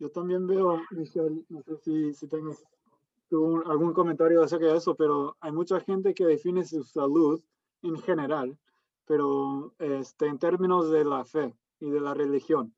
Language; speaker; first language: Spanish; early bilingual, heritage; Spanish